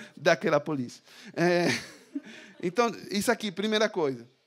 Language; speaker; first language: Portuguese; non-native, fluent; French